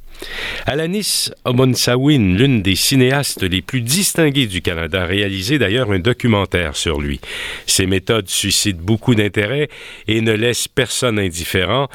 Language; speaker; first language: French; native; French